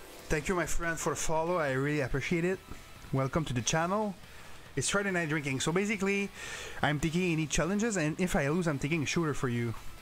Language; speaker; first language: English; non-native, fluent; French